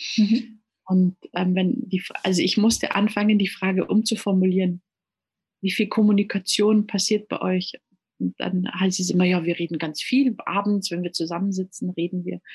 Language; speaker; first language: German; native; German